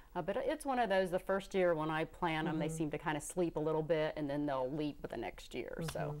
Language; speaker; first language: English; native; English